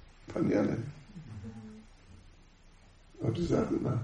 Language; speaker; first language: Russian; non-native, learner; English